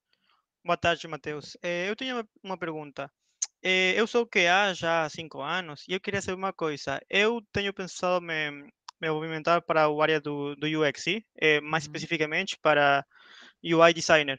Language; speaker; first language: Portuguese; non-native, fluent; Spanish